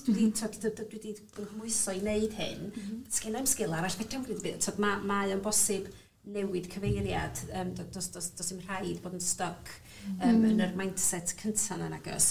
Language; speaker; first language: Welsh; native; Welsh